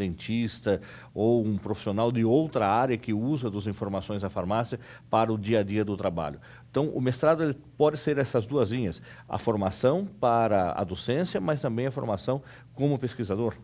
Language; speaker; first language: Portuguese; native; Portuguese